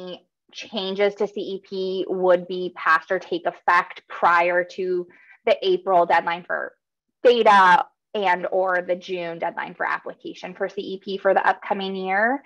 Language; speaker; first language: English; native; English